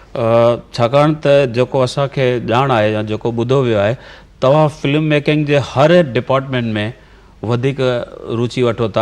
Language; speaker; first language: Sindhi; early bilingual, heritage; Sindhi